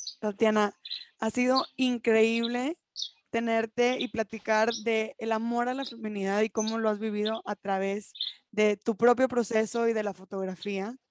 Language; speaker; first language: Spanish; native; Spanish